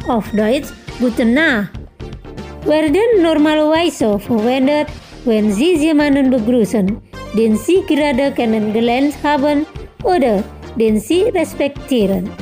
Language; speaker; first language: German; non-native, fluent; Indonesian